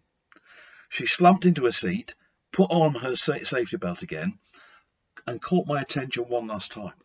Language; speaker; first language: English; native; English